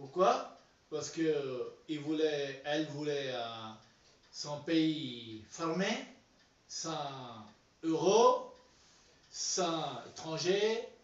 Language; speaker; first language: French; non-native, learner; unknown